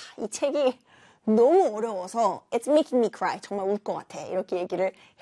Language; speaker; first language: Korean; native; Korean